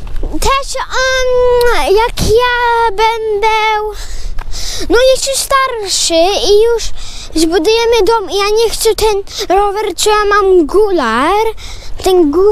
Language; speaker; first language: Polish; early bilingual, heritage; Polish